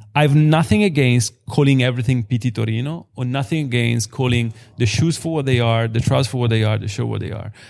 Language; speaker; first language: English; non-native, fluent; Italian